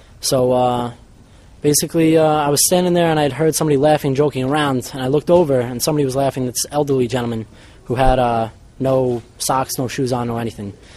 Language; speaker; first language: English; native; English